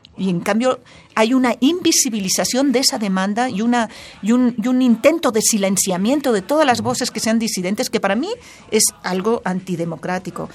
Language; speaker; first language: Spanish; non-native, local second language; Catalan